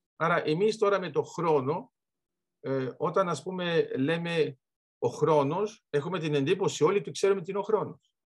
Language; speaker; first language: Greek; early bilingual, heritage; Greek